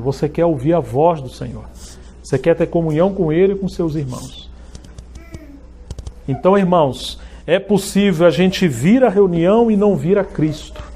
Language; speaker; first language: Portuguese; native; Portuguese